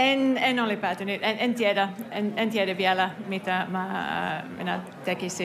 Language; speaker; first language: Finnish; non-native, fluent; English